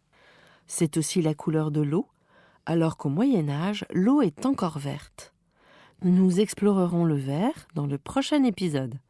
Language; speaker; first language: French; native; French